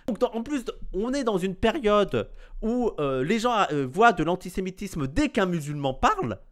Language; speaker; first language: French; native; French